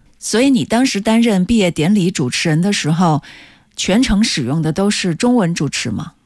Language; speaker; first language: Chinese; native; Chinese